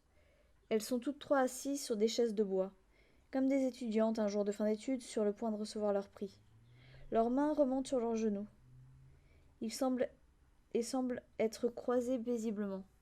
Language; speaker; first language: French; native; French